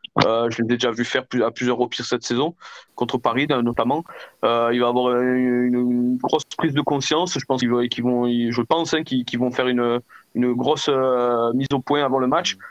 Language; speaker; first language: French; native; French